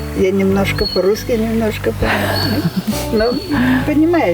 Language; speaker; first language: Russian; non-native, learner; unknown